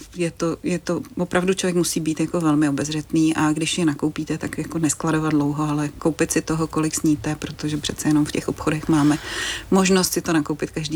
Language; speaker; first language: Czech; native; Czech